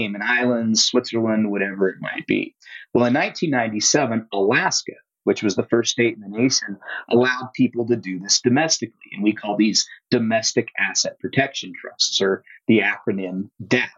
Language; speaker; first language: English; native; English